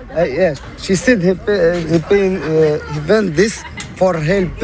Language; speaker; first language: English; non-native, learner; Arabic